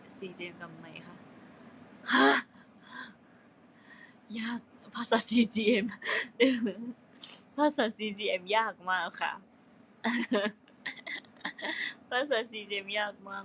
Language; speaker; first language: Thai; non-native, fluent; Japanese